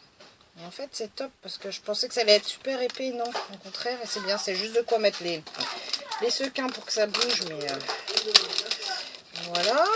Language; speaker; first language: French; native; French